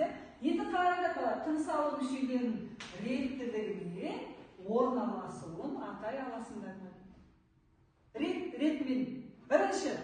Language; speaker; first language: Kazakh; native; Kazakh